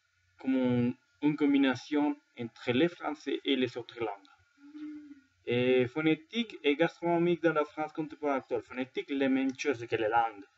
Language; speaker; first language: French; non-native, learner; Spanish